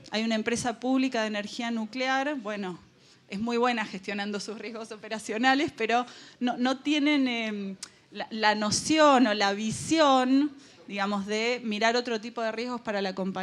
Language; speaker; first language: Spanish; native; Spanish